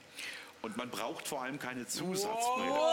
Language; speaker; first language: German; native; German